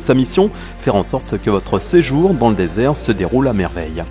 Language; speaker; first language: French; native; French